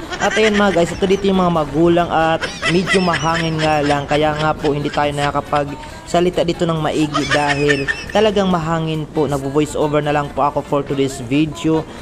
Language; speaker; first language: Filipino; non-native, local second language; Waray